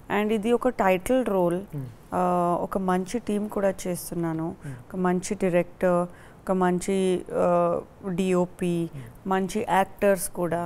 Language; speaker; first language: Telugu; non-native, fluent; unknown